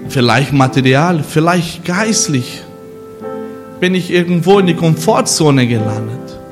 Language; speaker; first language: German; non-native, fluent; Portuguese